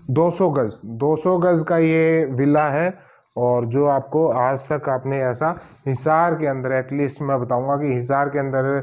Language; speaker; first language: Hindi; native; Hindi